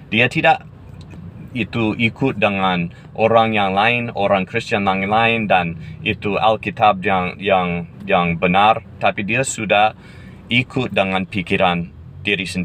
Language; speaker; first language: Indonesian; non-native, fluent; English